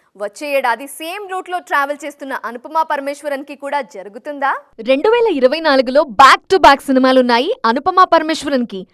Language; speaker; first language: Telugu; native; Telugu